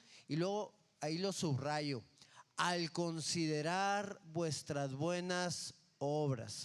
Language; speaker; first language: Spanish; native; Spanish